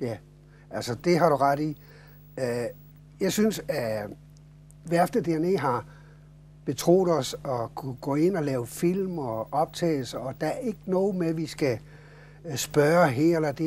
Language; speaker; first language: Danish; native; Danish